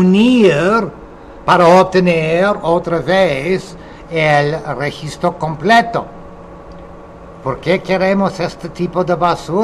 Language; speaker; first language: Spanish; non-native, fluent; English